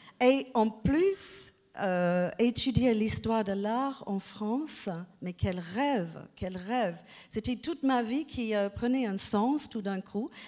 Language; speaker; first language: French; non-native, fluent; English